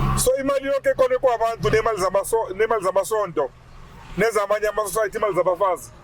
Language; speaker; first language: Zulu; native; Zulu